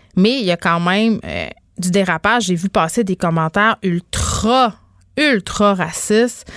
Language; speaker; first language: French; native; French